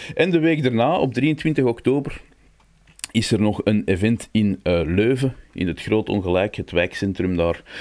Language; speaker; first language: Dutch; native; Dutch